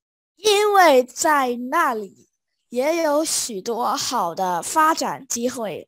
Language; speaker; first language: Chinese; non-native, fluent; Vietnamese